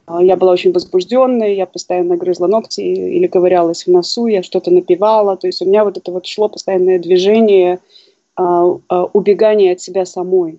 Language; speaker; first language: Russian; native; Russian